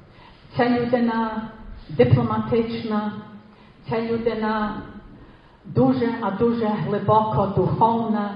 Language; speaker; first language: Ukrainian; early bilingual, heritage; Ukrainian